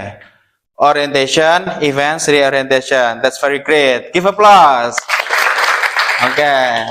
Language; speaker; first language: English; non-native, learner; Indonesian